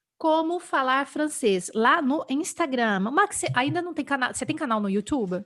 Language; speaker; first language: Portuguese; native; Portuguese